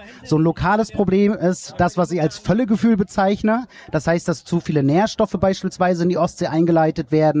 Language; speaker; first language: German; native; German